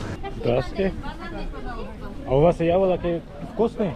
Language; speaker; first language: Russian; non-native, learner; Korean